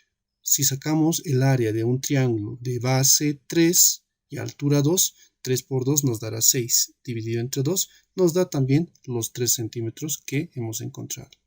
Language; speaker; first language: Spanish; native; Spanish